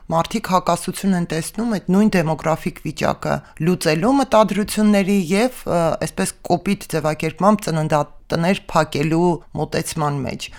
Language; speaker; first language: Armenian; native; Armenian